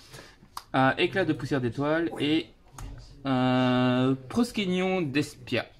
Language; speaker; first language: French; native; French